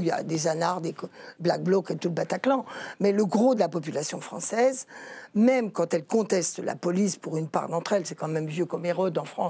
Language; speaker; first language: French; native; French